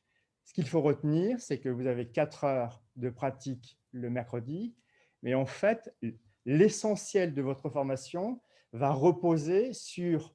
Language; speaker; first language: French; native; French